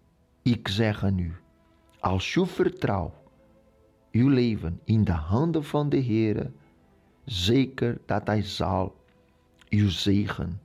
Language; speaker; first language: Dutch; non-native, local second language; Portuguese